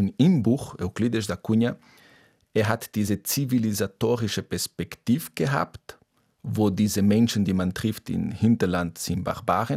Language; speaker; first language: German; non-native, fluent; Portuguese